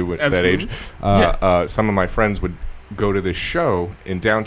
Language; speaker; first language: English; native; English